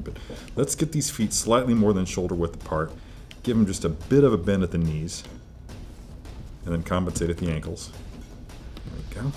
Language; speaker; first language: English; native; English